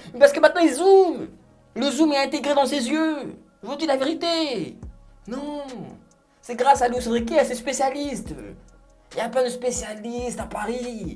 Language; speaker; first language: French; native; French